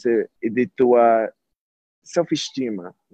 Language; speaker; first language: Portuguese; early bilingual, heritage; Portuguese